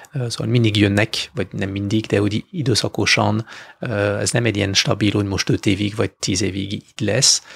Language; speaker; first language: Hungarian; non-native, fluent; French